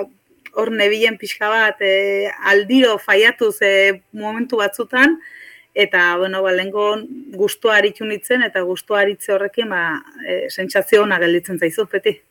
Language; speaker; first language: Basque; native; Basque